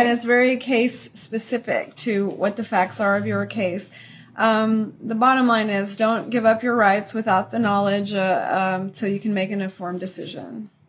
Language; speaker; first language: English; early bilingual, other home language; Spanish